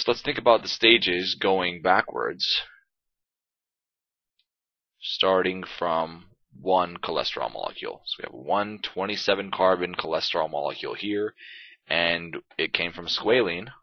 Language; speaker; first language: English; native; English